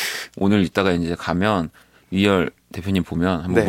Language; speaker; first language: Korean; native; Korean